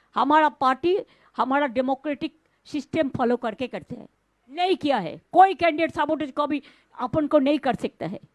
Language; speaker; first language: Hindi; non-native, local second language; Bangla